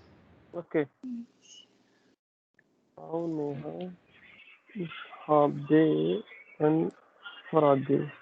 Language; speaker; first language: German; non-native, learner; Hindi